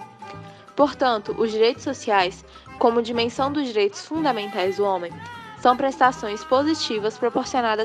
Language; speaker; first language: Portuguese; native; Portuguese